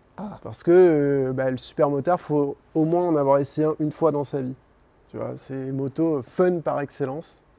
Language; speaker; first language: French; native; French